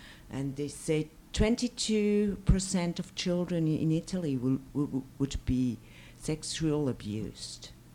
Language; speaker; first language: English; non-native, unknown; German